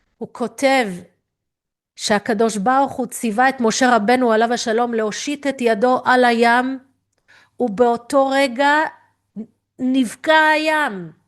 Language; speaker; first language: Hebrew; non-native, fluent; English